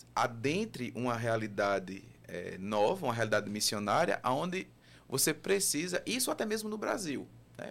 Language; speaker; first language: Portuguese; native; Portuguese